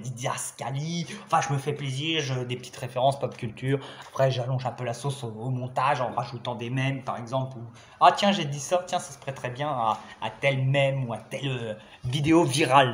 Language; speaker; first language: French; native; French